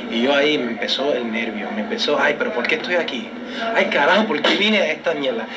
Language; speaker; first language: Spanish; early bilingual, heritage; Spanish